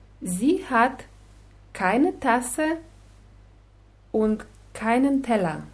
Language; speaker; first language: German; non-native, fluent; Russian